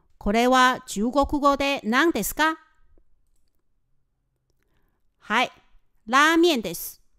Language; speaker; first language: Japanese; non-native, fluent; Chinese